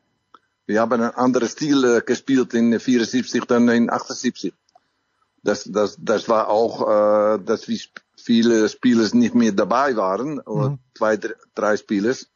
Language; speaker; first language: German; non-native, learner; Dutch